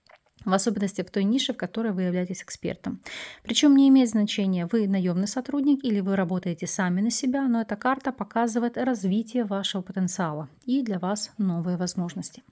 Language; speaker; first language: Russian; native; Russian